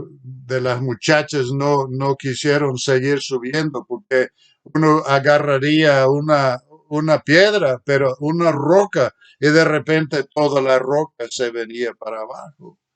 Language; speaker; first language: Spanish; non-native, fluent; English